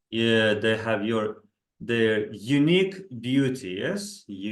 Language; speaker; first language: English; non-native, fluent; Kazakh